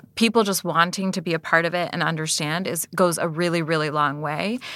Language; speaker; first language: English; native; English